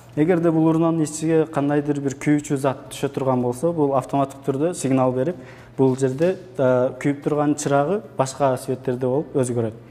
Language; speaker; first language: Kyrgyz; early bilingual, heritage; Kyrgyz